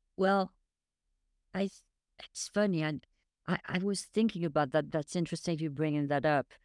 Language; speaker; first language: English; non-native, fluent; French